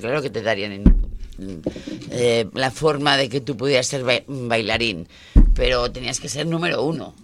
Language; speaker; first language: Spanish; native; Spanish